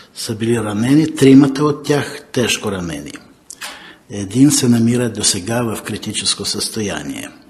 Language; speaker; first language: Bulgarian; non-native, fluent; Ukrainian